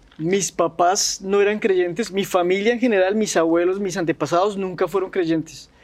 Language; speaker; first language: Spanish; native; Spanish